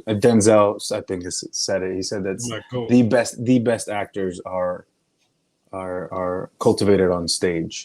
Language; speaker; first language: English; native; English